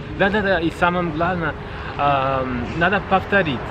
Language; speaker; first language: Russian; non-native, learner; English